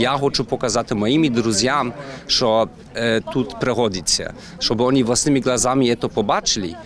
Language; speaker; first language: Ukrainian; non-native, learner; German